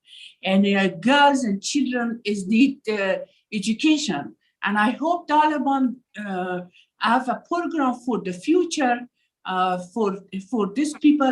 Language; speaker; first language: English; non-native, learner; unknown